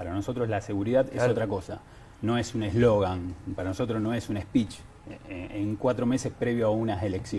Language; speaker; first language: Spanish; native; Spanish